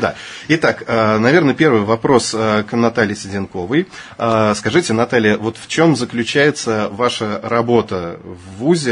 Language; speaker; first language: Russian; native; Russian